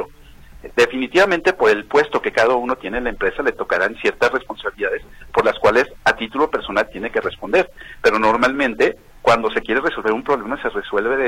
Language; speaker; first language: Spanish; native; Spanish